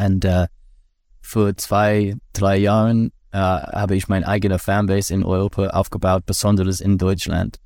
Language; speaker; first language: German; non-native, learner; English